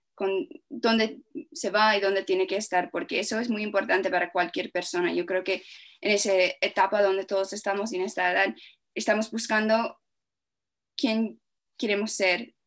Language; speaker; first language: Spanish; non-native, fluent; English